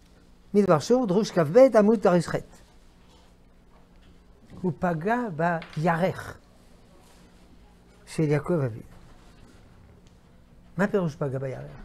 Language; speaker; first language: Hebrew; non-native, fluent; French